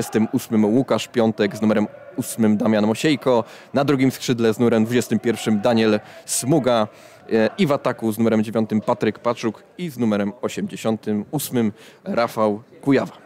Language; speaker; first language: Polish; native; Polish